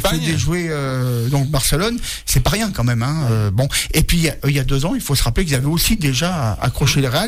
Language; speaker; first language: French; native; French